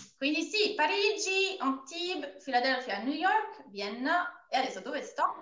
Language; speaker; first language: Italian; non-native, fluent; French